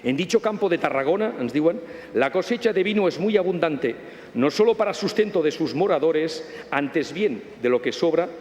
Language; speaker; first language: Spanish; non-native, local second language; Catalan